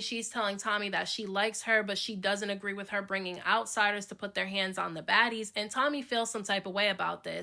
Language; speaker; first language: English; native; English